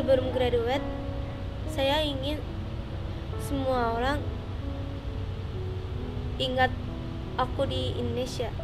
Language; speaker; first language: Indonesian; non-native, fluent; Japanese